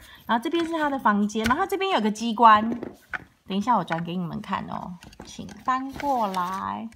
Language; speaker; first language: Chinese; native; Chinese